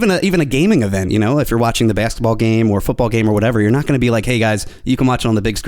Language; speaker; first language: English; native; English